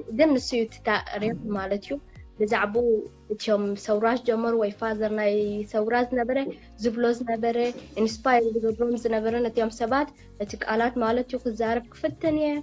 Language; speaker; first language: Tigrinya; early bilingual, heritage; Tigrinya